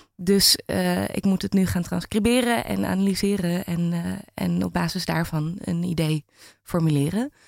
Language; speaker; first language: Dutch; native; Dutch